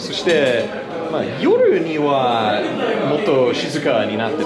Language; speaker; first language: Japanese; non-native, fluent; English